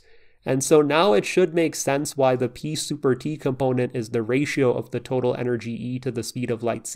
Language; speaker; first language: English; native; English